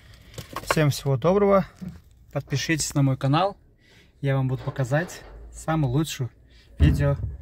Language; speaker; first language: Russian; non-native, learner; Uzbek